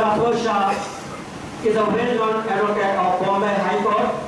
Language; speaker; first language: English; non-native, local second language; Urdu